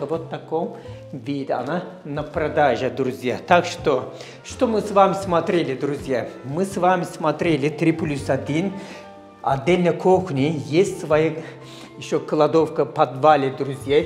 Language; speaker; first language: Russian; non-native, learner; Turkish